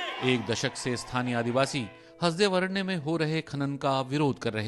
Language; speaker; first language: Hindi; native; Hindi